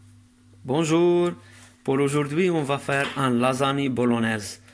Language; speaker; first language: French; non-native, learner; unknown